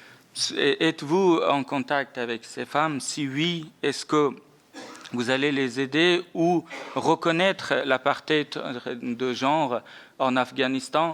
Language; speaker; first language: French; non-native, fluent; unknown